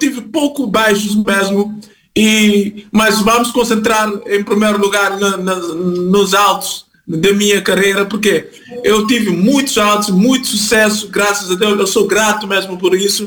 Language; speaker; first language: Portuguese; non-native, fluent; Kabuverdianu